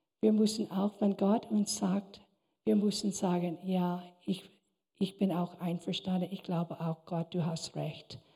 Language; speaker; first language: German; non-native, fluent; English